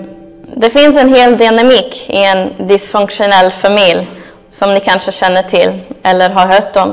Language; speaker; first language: Swedish; non-native, fluent; English